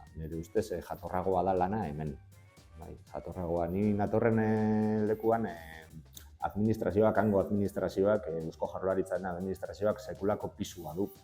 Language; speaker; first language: Basque; non-native, local second language; Spanish